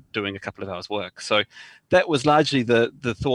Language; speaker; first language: English; native; English